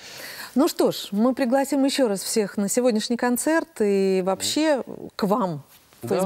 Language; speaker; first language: Russian; native; Russian